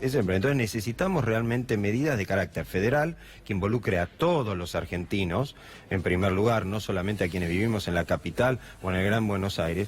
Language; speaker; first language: Spanish; native; Spanish